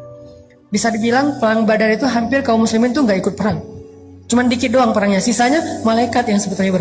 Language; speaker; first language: Indonesian; native; Indonesian